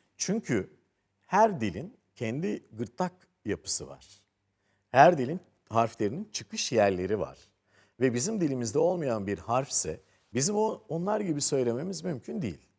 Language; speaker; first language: Turkish; native; Turkish